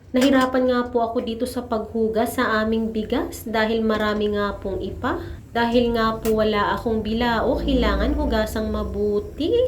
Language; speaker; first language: Filipino; non-native, local second language; Masbatenyo